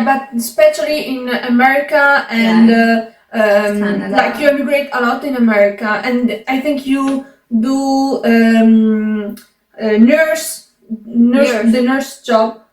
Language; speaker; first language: English; non-native, fluent; Arabic